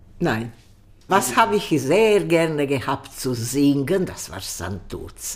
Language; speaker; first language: German; non-native, learner; Croatian